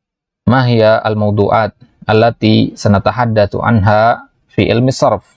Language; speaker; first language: Arabic; non-native, fluent; Indonesian